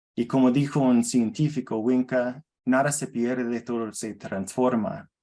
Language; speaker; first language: Spanish; non-native, learner; English